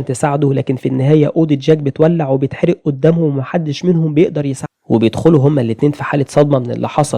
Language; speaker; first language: Arabic; native; Arabic